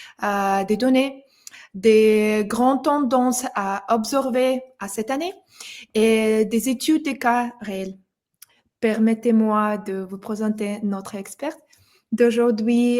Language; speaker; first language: French; non-native, fluent; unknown